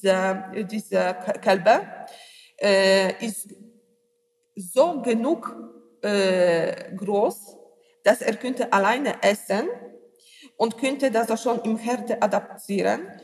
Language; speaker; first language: German; non-native, learner; Polish